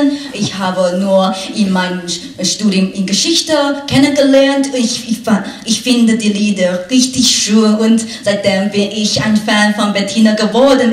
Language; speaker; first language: German; non-native, fluent; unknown